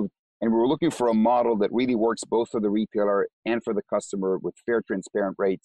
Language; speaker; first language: English; non-native, fluent; Hebrew